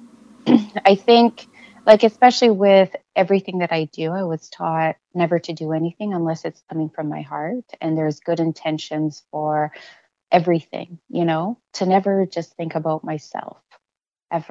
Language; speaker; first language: English; non-native, local second language; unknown